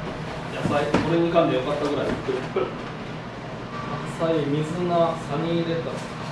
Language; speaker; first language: Japanese; native; Japanese